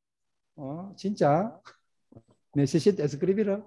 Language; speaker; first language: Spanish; non-native, learner; Korean